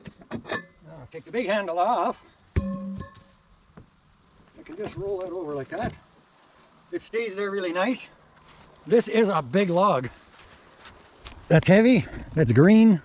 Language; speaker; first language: English; native; English